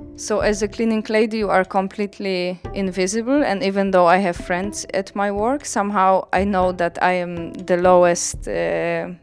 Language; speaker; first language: English; non-native, fluent; Polish